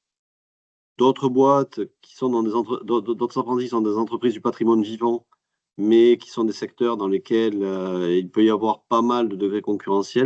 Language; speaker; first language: French; native; French